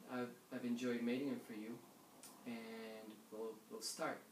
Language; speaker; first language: English; native; English